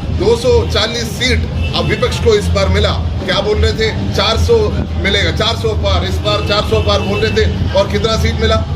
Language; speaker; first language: Hindi; non-native, local second language; Malayalam